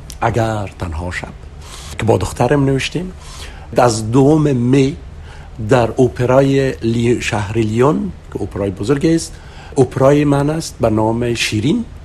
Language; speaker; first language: Persian; native; Persian